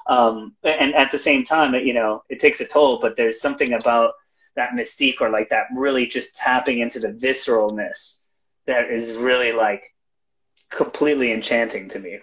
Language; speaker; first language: English; native; English